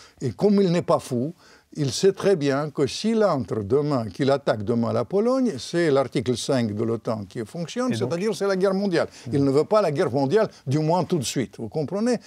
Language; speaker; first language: French; non-native, fluent; Russian